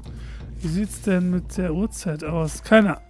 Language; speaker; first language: German; native; German